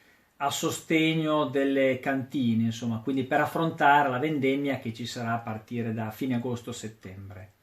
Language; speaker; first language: Italian; native; Italian